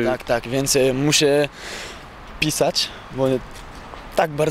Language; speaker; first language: Polish; early bilingual, heritage; French